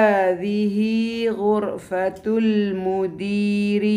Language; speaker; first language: Arabic; non-native, fluent; Malay